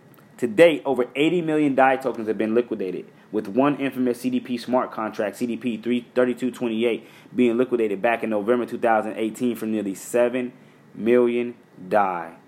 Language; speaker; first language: English; native; English